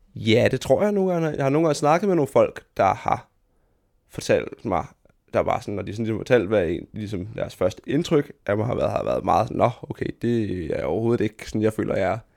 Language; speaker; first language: Danish; native; Danish